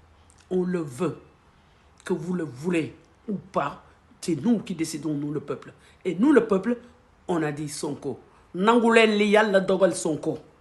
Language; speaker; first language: French; non-native, local second language; Wolof